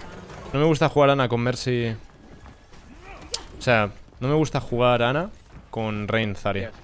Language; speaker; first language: Spanish; native; Spanish